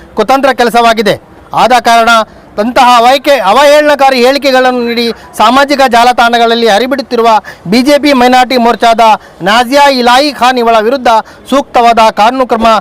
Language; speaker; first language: Kannada; non-native, local second language; Urdu